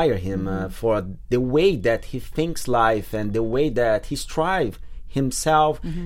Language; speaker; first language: English; non-native, fluent; Portuguese